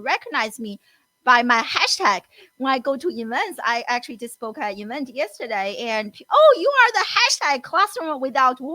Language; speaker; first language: English; non-native, fluent; Chinese